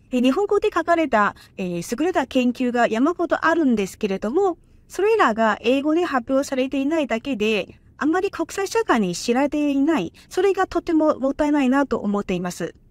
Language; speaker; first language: Japanese; non-native, fluent; Chinese